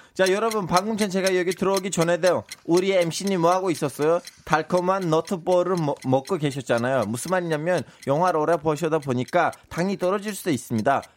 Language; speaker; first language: Korean; non-native, fluent; Turkish